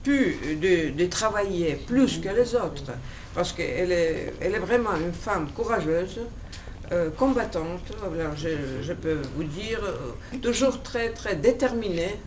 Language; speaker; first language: French; non-native, fluent; Georgian